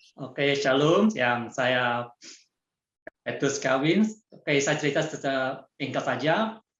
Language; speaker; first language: Indonesian; non-native, fluent; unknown